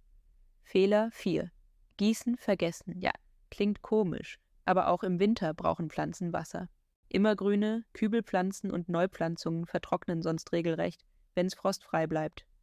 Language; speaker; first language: German; native; German